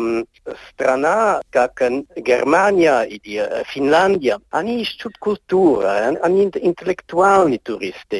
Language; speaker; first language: Russian; non-native, learner; Swiss German